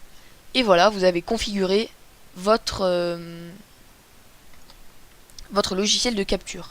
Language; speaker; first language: French; native; French